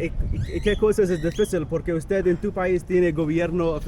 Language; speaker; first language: Spanish; non-native, learner; English